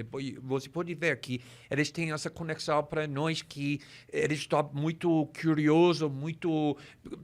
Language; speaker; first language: Portuguese; non-native, fluent; English